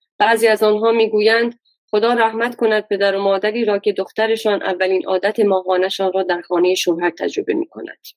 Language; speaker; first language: Persian; non-native, local second language; Baluchi